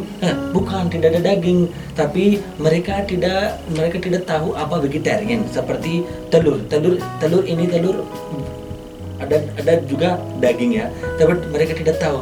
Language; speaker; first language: Indonesian; non-native, learner; Hindi